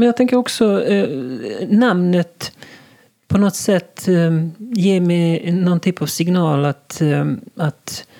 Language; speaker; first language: Swedish; non-native, local second language; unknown